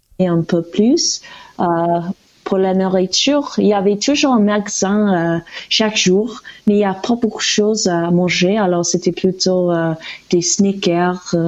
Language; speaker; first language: French; non-native, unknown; English